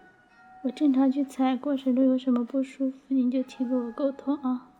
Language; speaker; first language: Chinese; native; Chinese